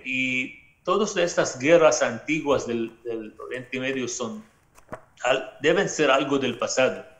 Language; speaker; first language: Spanish; non-native, fluent; Arabic